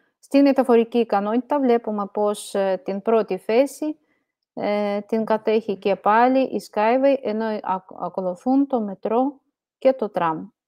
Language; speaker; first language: Greek; non-native, fluent; Russian